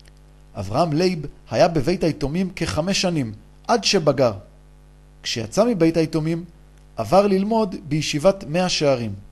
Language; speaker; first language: Hebrew; native; Hebrew